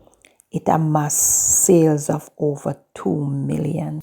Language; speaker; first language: English; native; English